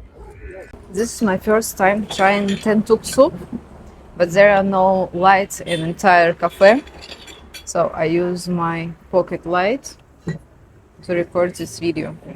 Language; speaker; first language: English; non-native, fluent; Russian